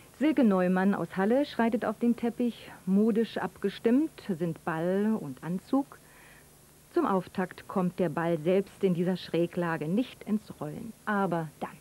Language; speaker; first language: German; native; German